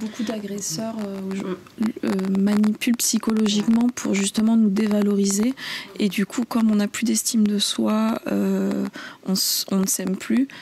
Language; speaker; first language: French; native; French